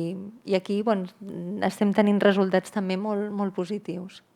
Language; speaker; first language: Catalan; native; Catalan